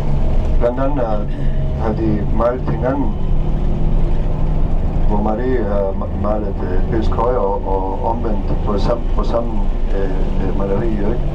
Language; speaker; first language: Danish; non-native, fluent; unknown